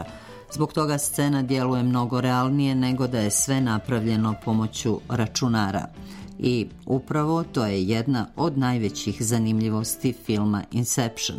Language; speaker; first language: Croatian; native; Croatian